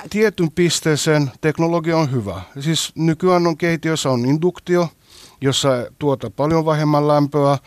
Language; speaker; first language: Finnish; non-native, fluent; Greek